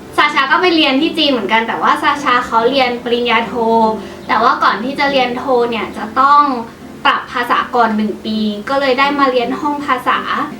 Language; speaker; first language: Thai; native; Thai